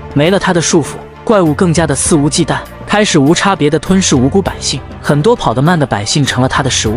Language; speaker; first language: Chinese; native; Chinese